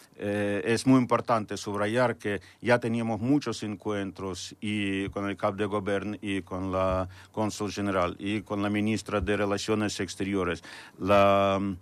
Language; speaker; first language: Spanish; non-native, fluent; Ukrainian